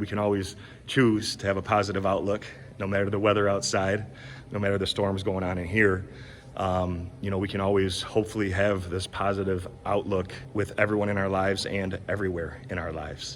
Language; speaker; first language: English; native; English